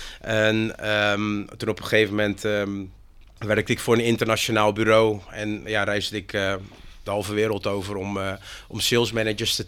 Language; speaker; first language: Dutch; native; Dutch